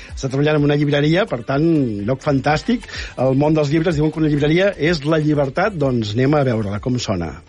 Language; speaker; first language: Catalan; native; Catalan